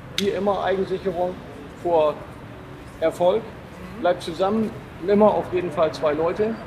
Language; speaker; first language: German; native; German